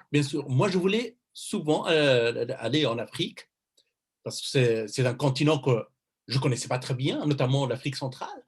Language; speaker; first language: French; non-native, fluent; Persian